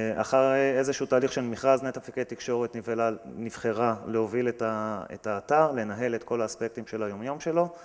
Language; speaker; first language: Hebrew; native; Hebrew